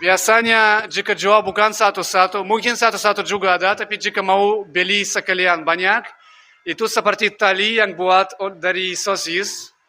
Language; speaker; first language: Indonesian; non-native, learner; Russian